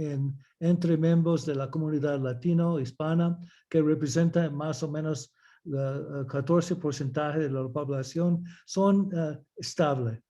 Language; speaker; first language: Spanish; early bilingual, heritage; English